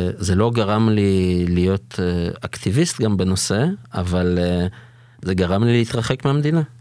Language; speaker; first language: Hebrew; early bilingual, other home language; Russian